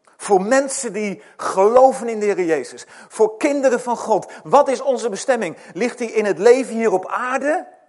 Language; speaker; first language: Dutch; native; Dutch